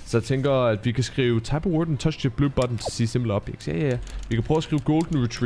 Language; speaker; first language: Danish; native; Danish